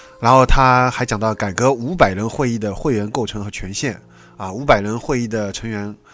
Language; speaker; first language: Chinese; native; Chinese